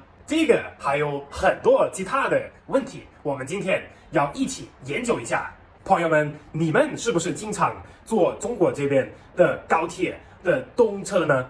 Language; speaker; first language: Chinese; non-native, fluent; German